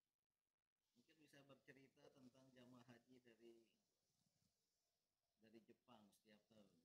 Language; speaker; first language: Indonesian; native; Indonesian